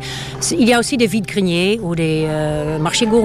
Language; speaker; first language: French; non-native, fluent; Dutch